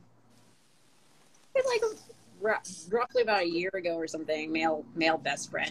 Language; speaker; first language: English; non-native, local second language; Filipino